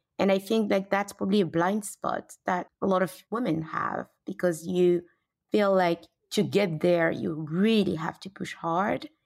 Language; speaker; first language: English; non-native, fluent; French